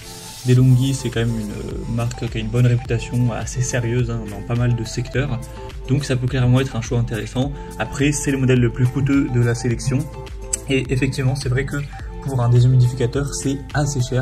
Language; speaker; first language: French; native; French